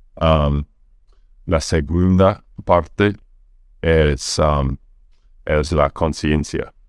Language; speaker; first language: Spanish; non-native, fluent; English